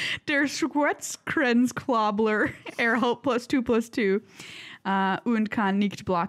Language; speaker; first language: German; non-native, learner; English